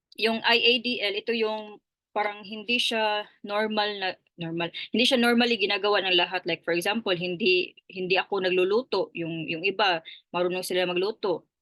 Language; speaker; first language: Filipino; native; Filipino